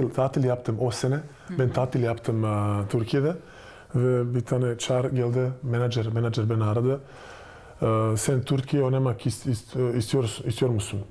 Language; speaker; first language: Turkish; non-native, fluent; Serbian